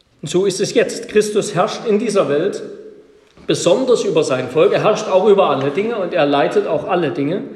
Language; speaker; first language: German; native; German